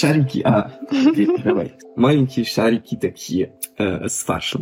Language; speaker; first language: Russian; non-native, fluent; French